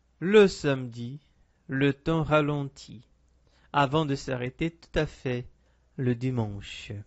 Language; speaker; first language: French; non-native, fluent; Portuguese